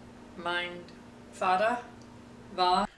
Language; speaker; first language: German; early bilingual, heritage; German